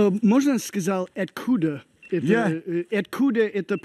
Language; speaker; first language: Russian; non-native, learner; English